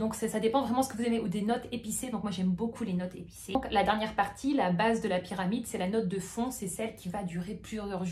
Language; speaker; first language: French; native; French